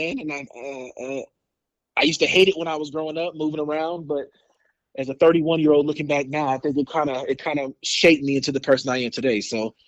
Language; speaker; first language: English; native; English